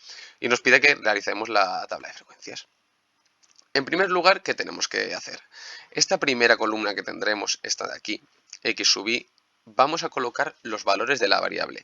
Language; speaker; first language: Spanish; native; Spanish